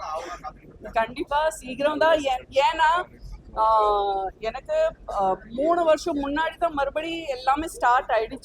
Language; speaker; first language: Tamil; non-native, fluent; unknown